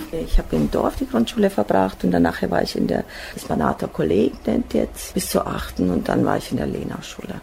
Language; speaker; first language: German; native; German